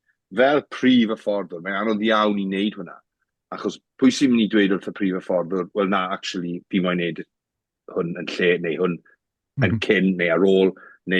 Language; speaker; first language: Welsh; native; Welsh